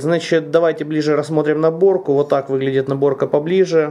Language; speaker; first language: Russian; native; Russian